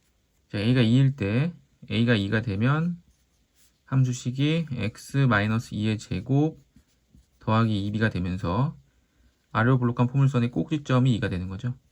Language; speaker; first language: Korean; native; Korean